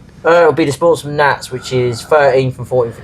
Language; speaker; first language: English; native; English